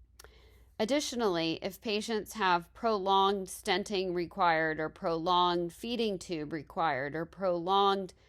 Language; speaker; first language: English; native; English